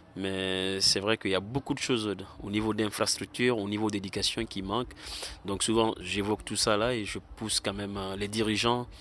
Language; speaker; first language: French; non-native, local second language; Susu